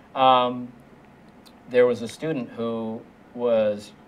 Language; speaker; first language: English; native; English